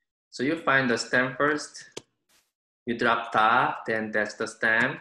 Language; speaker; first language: English; non-native, fluent; Korean